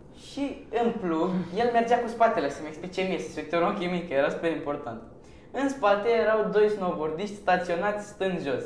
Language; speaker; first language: Romanian; early bilingual, other home language; Persian